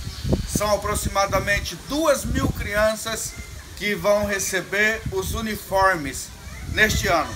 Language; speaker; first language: Portuguese; native; Portuguese